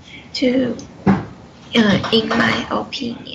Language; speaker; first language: English; non-native, learner; Chinese